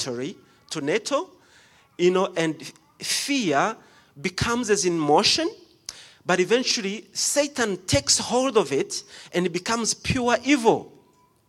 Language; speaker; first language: English; non-native, local second language; Kinyarwanda